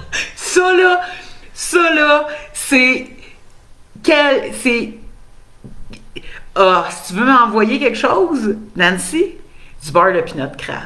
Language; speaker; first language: French; native; French